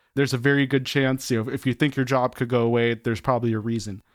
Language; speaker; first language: English; native; English